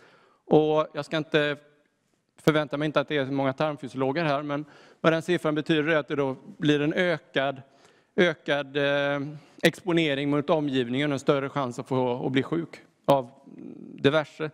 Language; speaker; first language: Swedish; native; Swedish